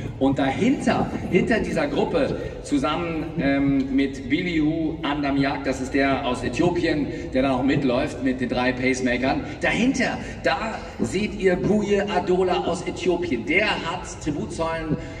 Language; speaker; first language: German; native; German